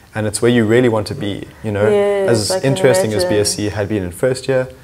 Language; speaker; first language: English; native; English